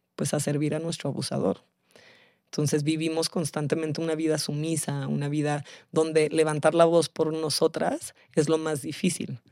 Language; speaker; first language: Spanish; early bilingual, heritage; Spanish